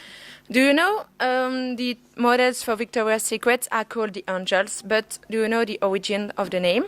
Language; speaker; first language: English; non-native, learner; French